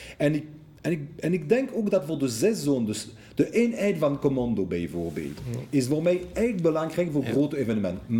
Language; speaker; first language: Dutch; non-native, local second language; French